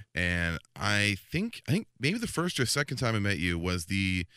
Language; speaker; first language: English; native; English